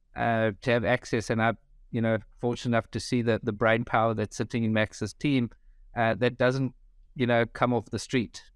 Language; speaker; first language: English; native; English